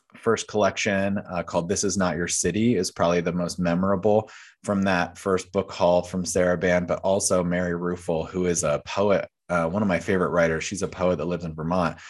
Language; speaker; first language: English; native; English